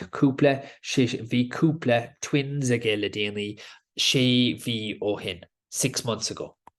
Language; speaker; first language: Irish; native; Irish